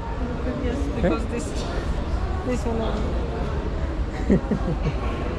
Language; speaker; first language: English; non-native, learner; Russian